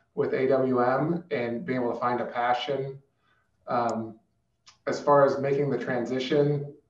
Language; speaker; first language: English; native; English